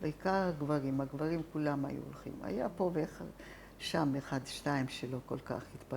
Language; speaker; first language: Hebrew; non-native, fluent; Italian